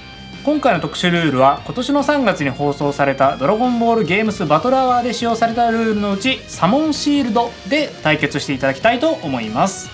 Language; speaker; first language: Japanese; native; Japanese